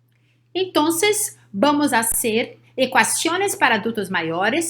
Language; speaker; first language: Spanish; non-native, learner; Portuguese